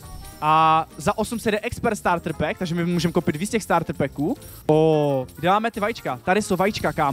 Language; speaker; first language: Czech; native; Czech